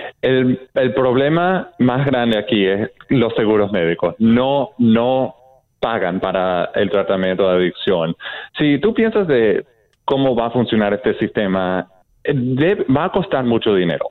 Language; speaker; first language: Spanish; non-native, fluent; English